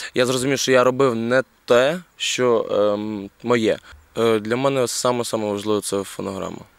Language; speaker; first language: Ukrainian; native; Ukrainian